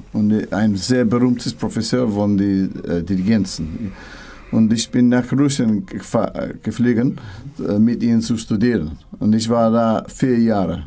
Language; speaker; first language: German; non-native, learner; English